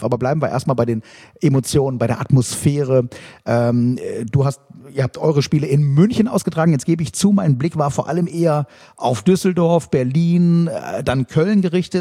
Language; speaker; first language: German; native; German